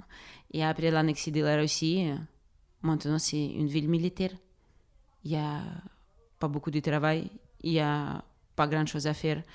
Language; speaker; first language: French; non-native, fluent; Russian